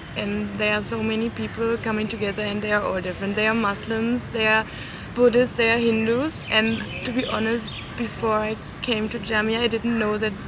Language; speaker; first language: English; non-native, fluent; German